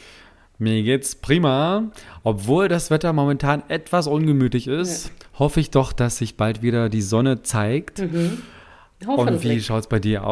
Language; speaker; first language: German; native; German